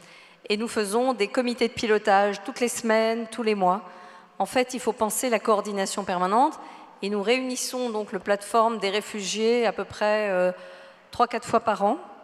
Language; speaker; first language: French; native; French